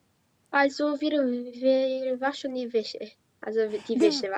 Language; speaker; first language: German; non-native, learner; Romanian